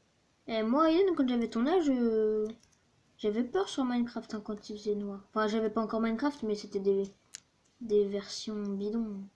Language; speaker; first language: French; native; French